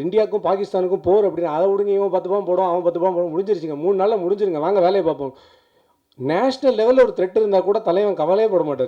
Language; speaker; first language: Tamil; native; Tamil